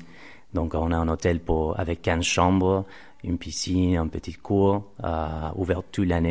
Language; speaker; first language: French; non-native, fluent; Spanish